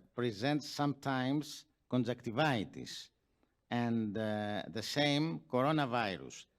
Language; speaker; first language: English; non-native, fluent; Greek